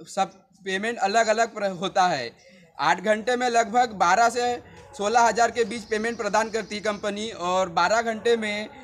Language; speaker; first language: Hindi; native; Hindi